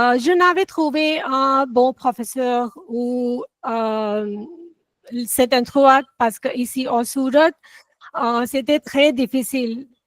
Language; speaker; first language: French; non-native, learner; Gujarati